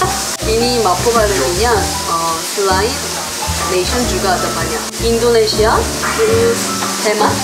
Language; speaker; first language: Indonesian; non-native, learner; Korean